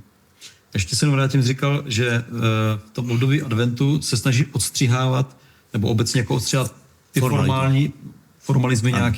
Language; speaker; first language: Czech; native; Czech